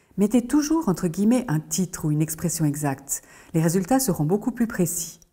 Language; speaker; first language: French; native; French